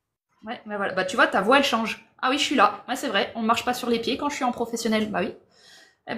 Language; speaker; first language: French; native; French